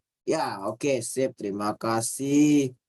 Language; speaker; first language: Indonesian; native; Indonesian